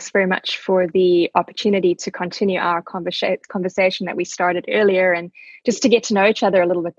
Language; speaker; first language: English; native; English